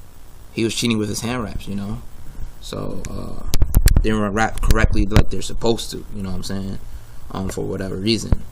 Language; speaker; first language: English; native; English